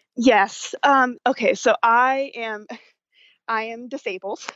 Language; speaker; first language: English; native; English